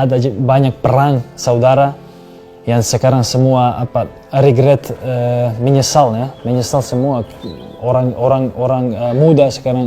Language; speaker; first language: Indonesian; non-native, fluent; Serbian